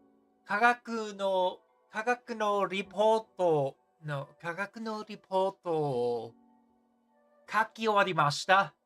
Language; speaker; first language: Japanese; non-native, learner; English